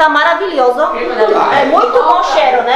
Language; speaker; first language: Portuguese; non-native, learner; Polish